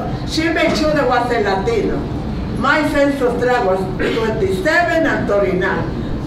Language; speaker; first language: English; non-native, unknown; Spanish